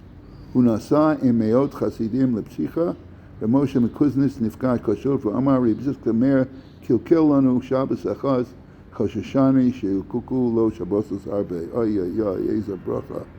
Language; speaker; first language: Hebrew; non-native, fluent; English